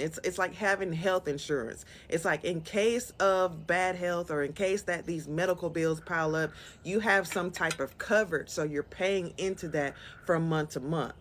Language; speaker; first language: English; native; English